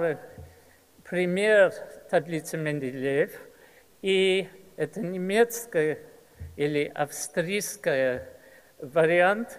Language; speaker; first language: Russian; early bilingual, heritage; English